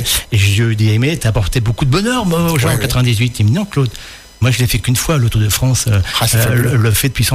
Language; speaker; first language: French; native; French